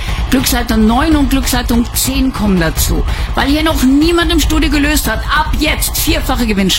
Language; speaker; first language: German; native; German